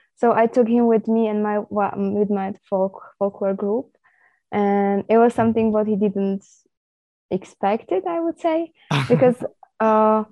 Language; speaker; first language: English; non-native, fluent; Slovak